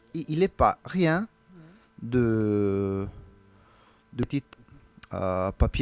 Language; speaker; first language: French; non-native, learner; Italian